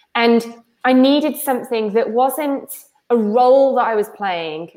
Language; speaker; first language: English; native; English